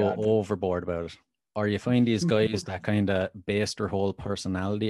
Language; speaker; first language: English; native; English